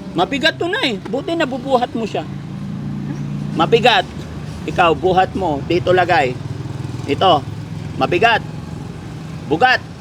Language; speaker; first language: Filipino; native; Filipino